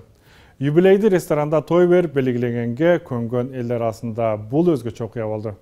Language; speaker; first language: Kyrgyz; native; Kyrgyz